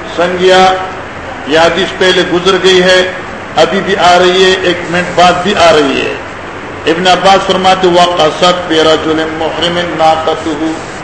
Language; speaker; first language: Urdu; non-native, local second language; Northern Hindko